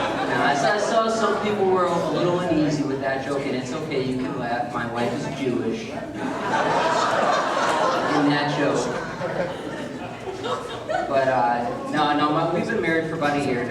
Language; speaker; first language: English; native; English